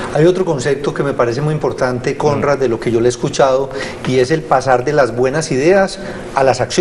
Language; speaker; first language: Spanish; native; Spanish